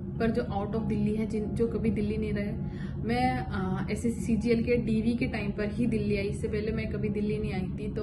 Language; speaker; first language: Hindi; native; Hindi